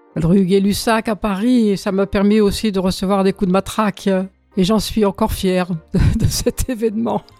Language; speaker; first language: French; native; French